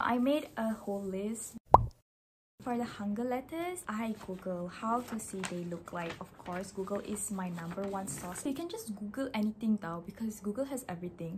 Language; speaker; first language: English; non-native, local second language; Malay